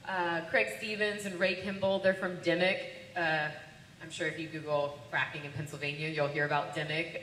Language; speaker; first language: English; native; English